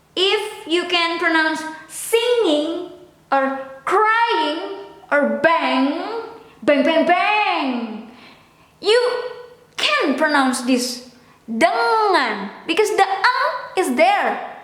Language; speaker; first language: English; non-native, local second language; Indonesian